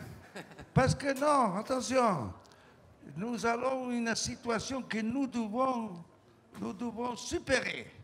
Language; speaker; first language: French; non-native, fluent; Italian